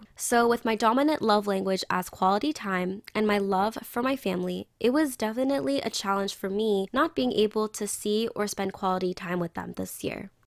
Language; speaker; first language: English; native; English